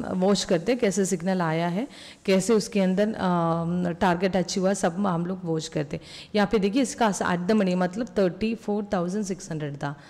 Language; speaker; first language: Hindi; non-native, local second language; Malayalam